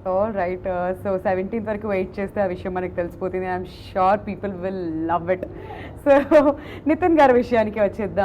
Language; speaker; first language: Telugu; native; Telugu